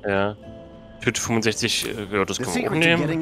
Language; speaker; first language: German; native; German